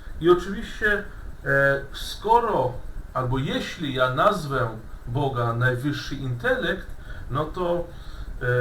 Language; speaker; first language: Polish; non-native, fluent; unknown